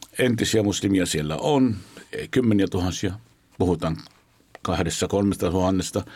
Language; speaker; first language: Finnish; non-native, fluent; Arabic